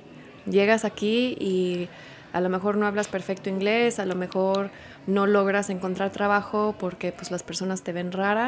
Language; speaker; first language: Spanish; early bilingual, heritage; Spanish